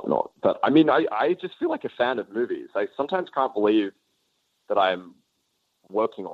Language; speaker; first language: English; native; English